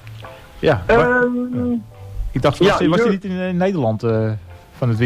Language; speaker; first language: Dutch; native; Dutch